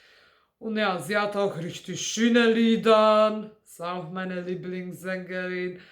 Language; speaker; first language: German; non-native, fluent; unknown